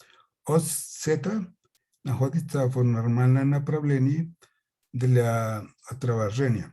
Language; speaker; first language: Russian; non-native, fluent; Spanish